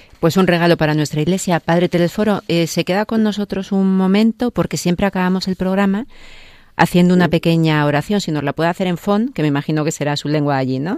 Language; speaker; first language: Spanish; native; Spanish